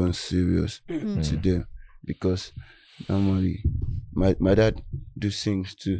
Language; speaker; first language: English; non-native, local second language; Yoruba